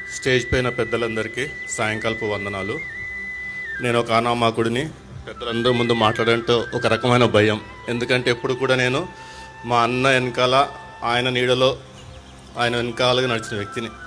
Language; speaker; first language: Telugu; non-native, local second language; Urdu